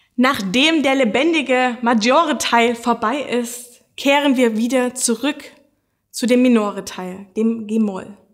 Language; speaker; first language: German; native; German